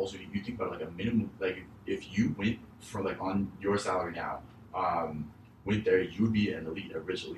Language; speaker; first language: English; native; English